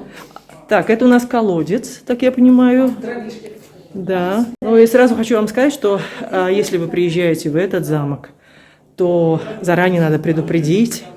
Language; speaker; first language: Russian; native; Russian